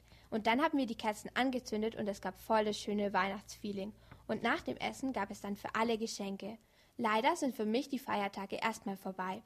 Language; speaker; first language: German; native; German